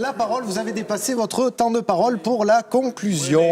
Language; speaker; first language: French; native; French